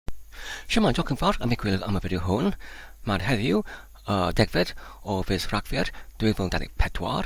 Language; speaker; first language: Welsh; non-native, learner; Polish